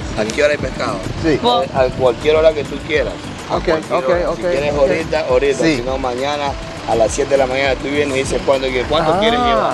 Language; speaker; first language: Spanish; non-native, learner; English